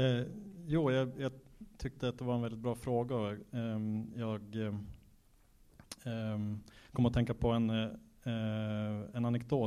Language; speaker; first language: Swedish; native; Swedish